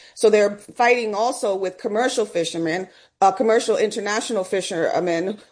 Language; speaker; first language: English; early bilingual, other home language; Spanish